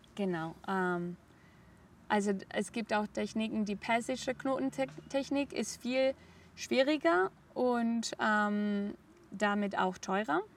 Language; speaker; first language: German; non-native, fluent; Spanish